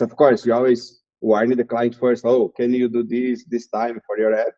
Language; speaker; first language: English; non-native, fluent; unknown